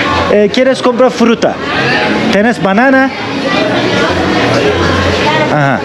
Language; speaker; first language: Spanish; non-native, learner; Turkish